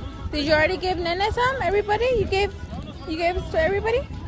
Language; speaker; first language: English; early bilingual, other home language; Spanish